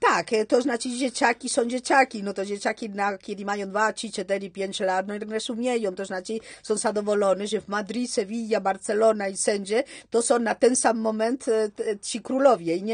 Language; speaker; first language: Polish; non-native, learner; Spanish